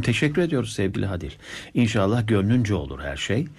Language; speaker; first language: Turkish; native; Turkish